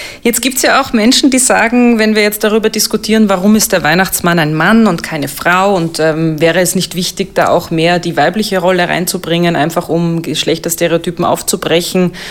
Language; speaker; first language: German; native; German